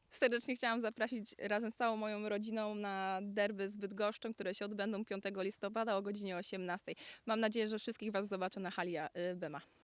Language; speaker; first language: Polish; native; Polish